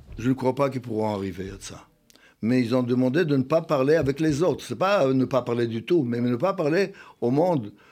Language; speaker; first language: French; non-native, fluent; Hebrew